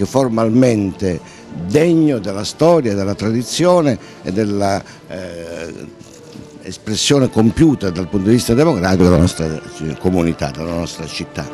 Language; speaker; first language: Italian; native; Italian